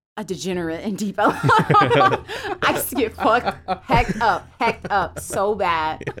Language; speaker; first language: English; native; English